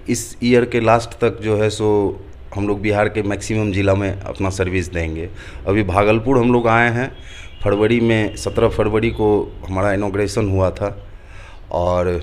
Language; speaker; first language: Hindi; native; Hindi